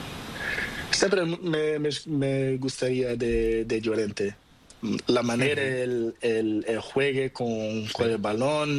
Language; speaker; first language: Spanish; non-native, learner; Portuguese